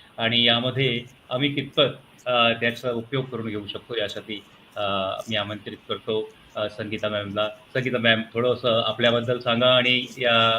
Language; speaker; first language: Marathi; non-native, local second language; Punjabi